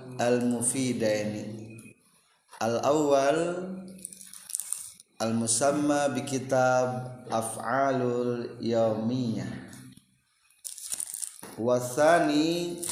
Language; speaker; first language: Arabic; non-native, fluent; Indonesian